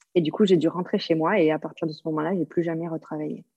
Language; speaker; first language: French; native; French